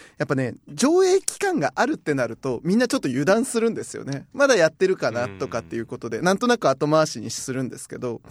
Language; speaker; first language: Japanese; native; Japanese